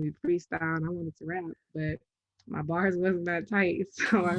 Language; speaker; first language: English; native; English